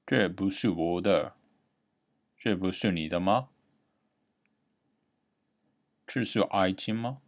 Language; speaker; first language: Chinese; non-native, learner; Japanese